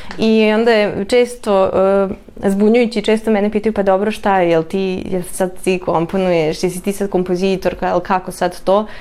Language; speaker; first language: Serbian; native; Serbian